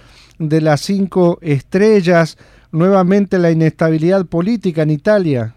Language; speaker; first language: Spanish; native; Spanish